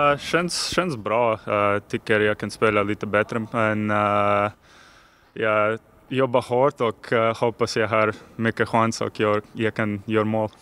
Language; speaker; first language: Swedish; non-native, learner; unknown